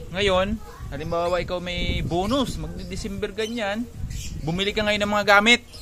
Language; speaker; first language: Filipino; non-native, local second language; Bikol